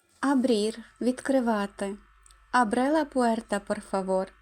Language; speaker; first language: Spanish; non-native, fluent; Ukrainian